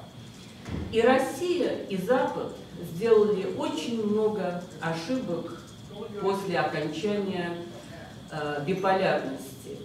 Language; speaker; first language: Russian; native; Russian